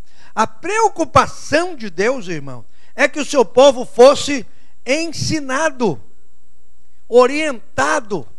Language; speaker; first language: Portuguese; native; Portuguese